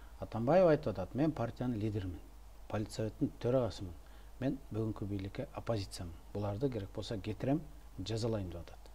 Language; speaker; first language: Kyrgyz; native; Kyrgyz